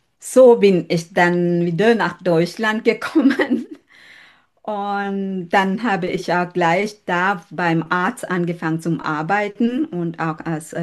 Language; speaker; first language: German; non-native, learner; Sinhala